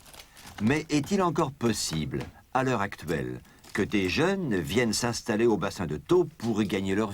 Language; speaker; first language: French; native; French